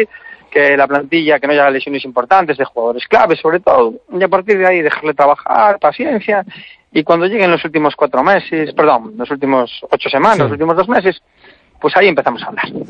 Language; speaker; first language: Spanish; native; Spanish